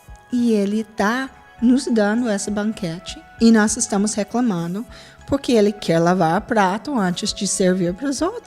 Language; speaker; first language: Portuguese; non-native, fluent; English